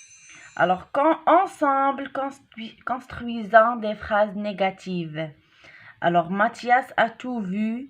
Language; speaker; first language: French; non-native, local second language; Arabic